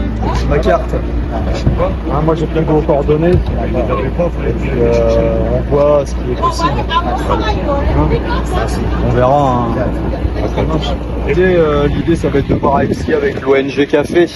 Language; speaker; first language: French; native; French